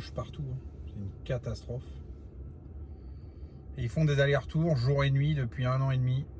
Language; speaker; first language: French; native; French